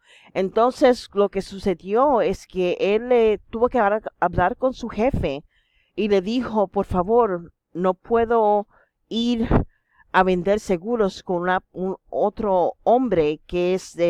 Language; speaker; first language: Spanish; non-native, fluent; English